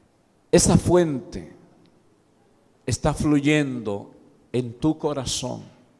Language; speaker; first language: Spanish; native; Spanish